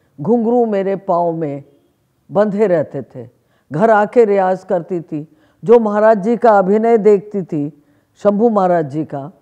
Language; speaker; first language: Hindi; native; Hindi